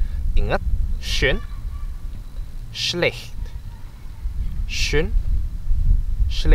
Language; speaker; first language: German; non-native, fluent; Indonesian